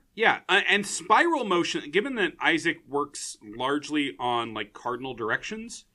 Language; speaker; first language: English; early bilingual, other home language; Dutch